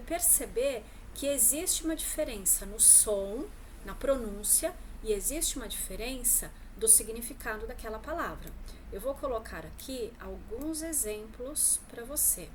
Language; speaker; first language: Portuguese; native; Portuguese